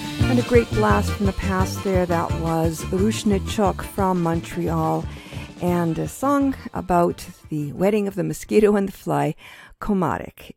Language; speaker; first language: English; early bilingual, other home language; Ukrainian